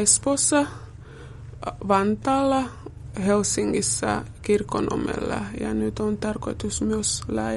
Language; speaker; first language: Finnish; non-native, fluent; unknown